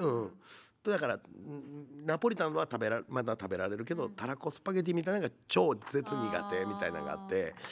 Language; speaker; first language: Japanese; native; Japanese